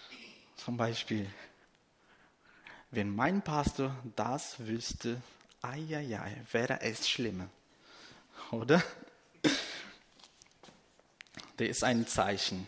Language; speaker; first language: German; non-native, fluent; Portuguese